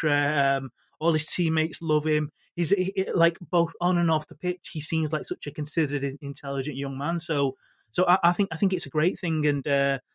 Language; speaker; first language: English; native; English